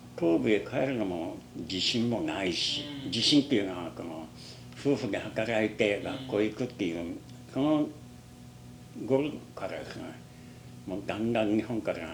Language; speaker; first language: Japanese; native; Japanese